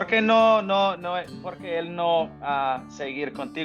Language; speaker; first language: Spanish; non-native, learner; English